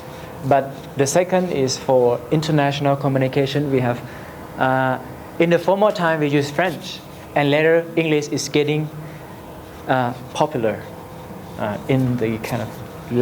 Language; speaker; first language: English; non-native, learner; Lao